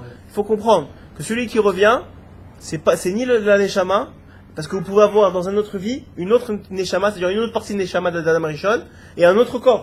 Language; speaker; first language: French; native; French